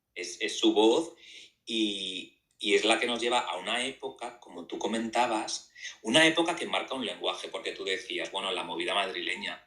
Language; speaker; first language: Spanish; native; Spanish